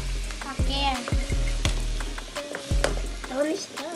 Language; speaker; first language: German; early bilingual, other home language; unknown